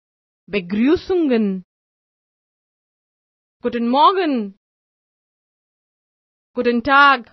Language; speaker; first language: German; non-native, fluent; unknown